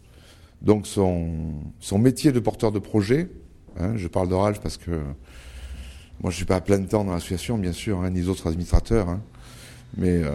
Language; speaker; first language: French; native; French